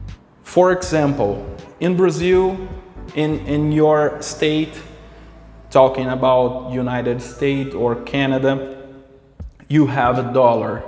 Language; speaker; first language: English; non-native, local second language; Portuguese